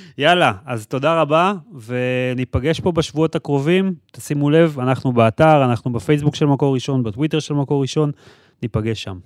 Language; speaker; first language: Hebrew; native; Hebrew